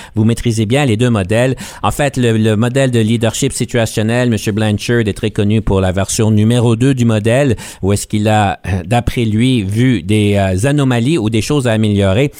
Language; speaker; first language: French; native; French